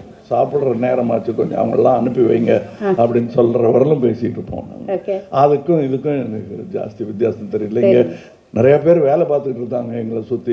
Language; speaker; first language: Tamil; native; Tamil